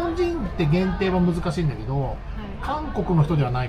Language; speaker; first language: Japanese; native; Japanese